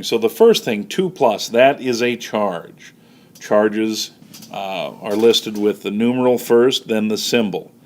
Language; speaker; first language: English; native; English